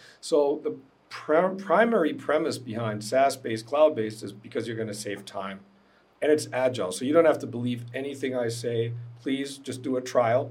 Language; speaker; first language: English; non-native, fluent; German